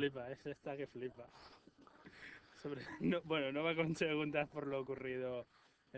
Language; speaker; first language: Spanish; native; Spanish